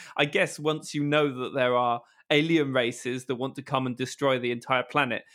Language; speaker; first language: English; native; English